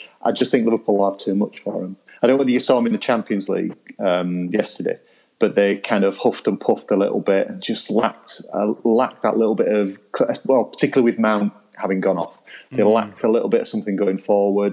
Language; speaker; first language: English; native; English